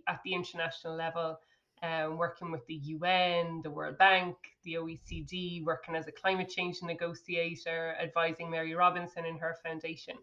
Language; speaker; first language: English; native; English